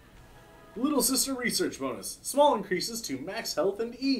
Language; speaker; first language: English; native; English